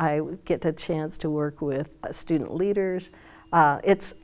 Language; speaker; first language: English; native; English